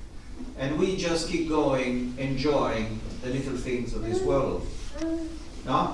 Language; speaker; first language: English; non-native, fluent; Italian